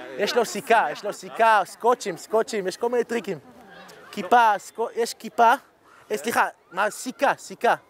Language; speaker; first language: Hebrew; early bilingual, other home language; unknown